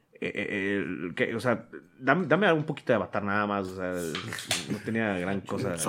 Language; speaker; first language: Spanish; native; Spanish